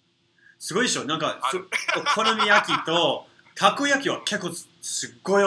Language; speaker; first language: Japanese; non-native, fluent; English